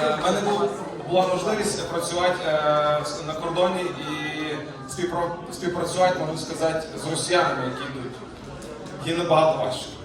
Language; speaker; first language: Ukrainian; native; Ukrainian